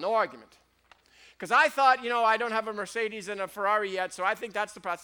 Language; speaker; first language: English; native; English